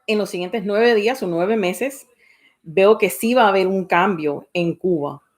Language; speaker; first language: Spanish; early bilingual, heritage; Spanish